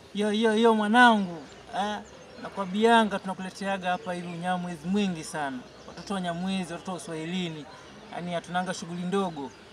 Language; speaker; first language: Swahili; native; Swahili